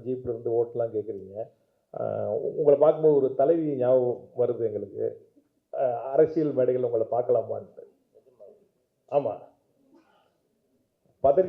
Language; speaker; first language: Tamil; native; Tamil